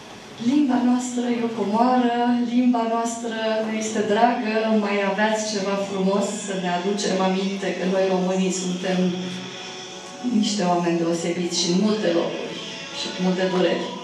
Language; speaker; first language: Romanian; native; Romanian